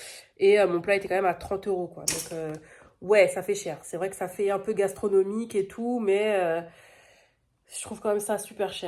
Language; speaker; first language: French; native; French